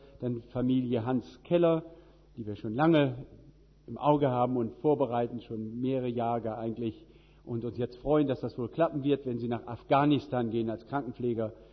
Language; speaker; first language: German; native; German